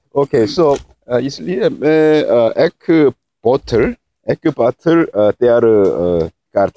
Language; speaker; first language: Hindi; non-native, learner; Korean